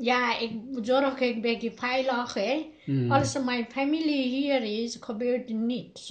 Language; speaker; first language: Dutch; non-native, learner; Nepali